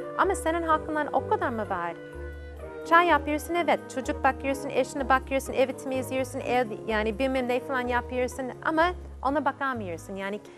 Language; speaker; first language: Turkish; non-native, fluent; English